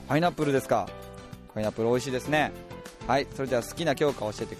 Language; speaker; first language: Japanese; native; Japanese